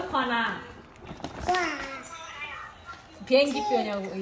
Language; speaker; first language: Korean; non-native, learner; Indonesian